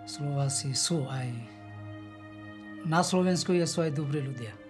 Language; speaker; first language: Slovak; non-native, fluent; Bangla